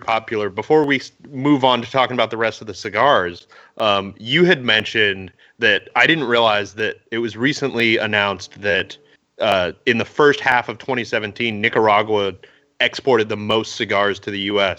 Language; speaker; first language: English; native; English